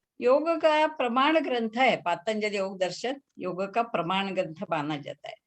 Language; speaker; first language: Hindi; non-native, local second language; Marathi